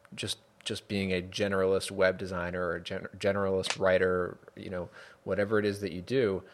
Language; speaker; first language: English; native; English